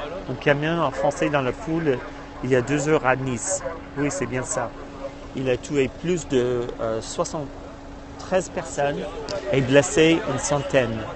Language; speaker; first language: French; non-native, fluent; English